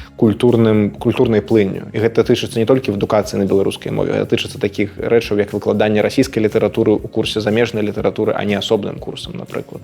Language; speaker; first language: Belarusian; non-native, local second language; Russian